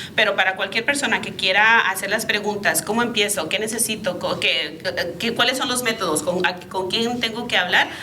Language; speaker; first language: Spanish; early bilingual, other home language; English